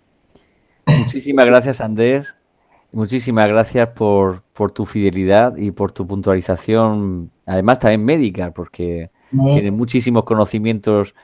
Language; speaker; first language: Spanish; native; Spanish